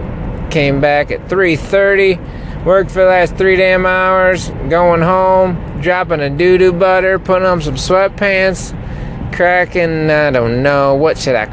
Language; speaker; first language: English; native; English